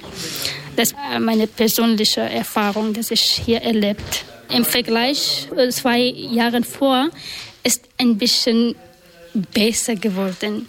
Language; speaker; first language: German; non-native, learner; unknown